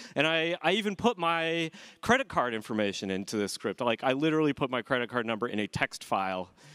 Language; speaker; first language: English; native; English